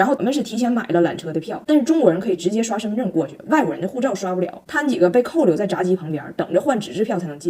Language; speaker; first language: Chinese; native; Chinese